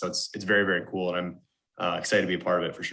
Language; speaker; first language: English; native; English